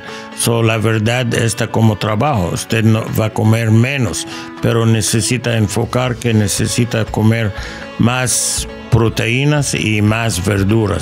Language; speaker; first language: Spanish; non-native, learner; English